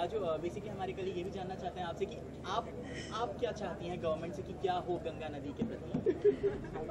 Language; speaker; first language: Hindi; native; Hindi